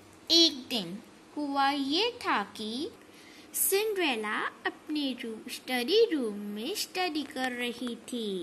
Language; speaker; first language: Hindi; native; Hindi